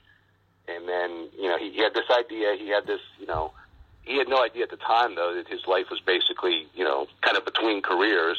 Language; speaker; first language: English; native; English